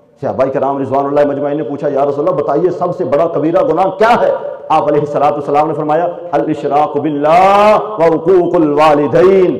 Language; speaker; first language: Urdu; non-native, local second language; Punjabi